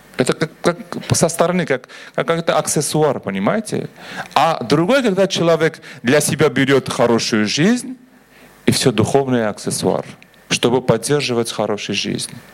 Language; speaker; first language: Russian; non-native, local second language; Armenian